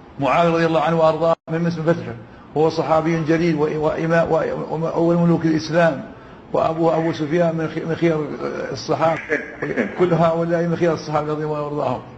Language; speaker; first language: Arabic; native; Arabic